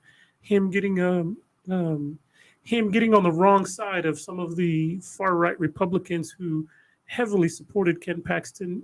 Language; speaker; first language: English; native; English